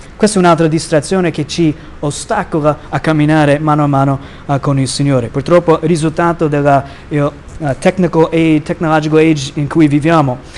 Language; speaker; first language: Italian; non-native, fluent; English